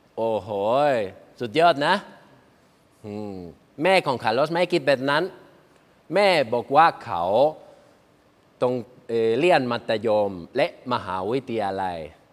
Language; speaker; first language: Thai; non-native, learner; Spanish